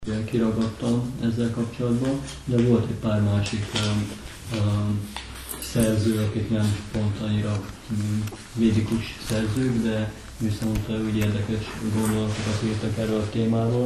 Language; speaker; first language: Hungarian; native; Hungarian